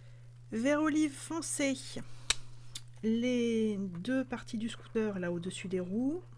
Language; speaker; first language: French; native; French